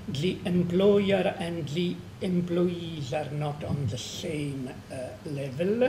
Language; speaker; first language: English; non-native, fluent; Italian